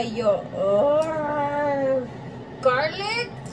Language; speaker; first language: English; early bilingual, other home language; Spanish